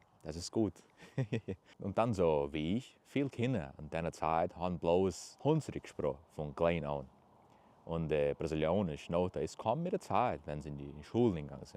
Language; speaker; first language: German; early bilingual, heritage; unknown